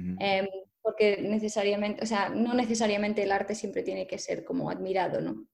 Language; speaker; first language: Spanish; native; Spanish